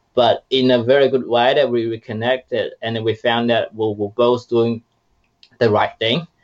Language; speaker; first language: English; non-native, fluent; Chinese